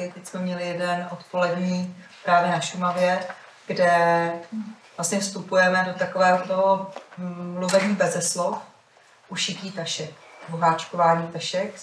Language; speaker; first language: Czech; native; Czech